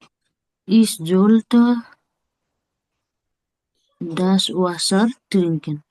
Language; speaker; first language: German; non-native, learner; Nepali